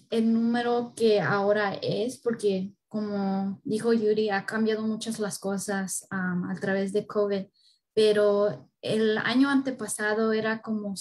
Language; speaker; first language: Spanish; early bilingual, heritage; Spanish